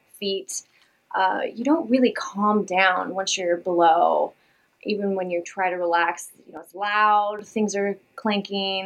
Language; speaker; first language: English; native; English